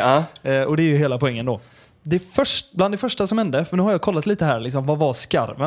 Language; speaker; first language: Swedish; native; Swedish